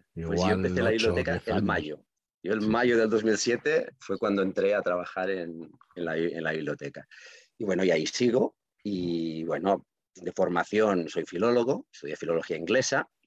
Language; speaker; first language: Spanish; non-native, local second language; Catalan